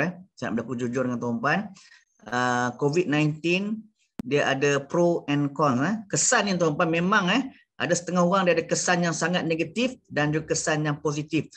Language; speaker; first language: Malay; native; Malay